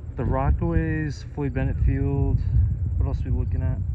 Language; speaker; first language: English; native; English